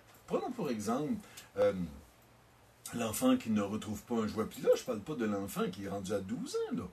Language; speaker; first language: French; native; French